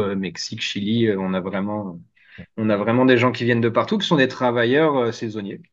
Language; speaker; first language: French; native; French